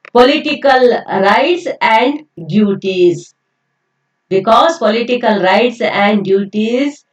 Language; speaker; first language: English; non-native, local second language; Kannada